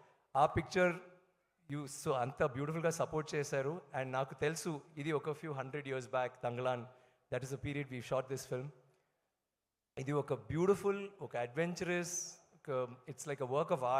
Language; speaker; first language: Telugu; non-native, learner; Tamil